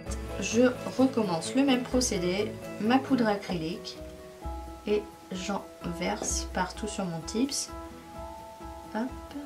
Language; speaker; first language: French; native; French